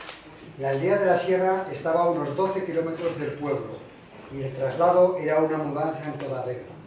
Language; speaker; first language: Spanish; native; Spanish